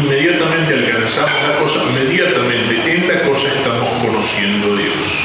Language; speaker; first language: Spanish; native; Spanish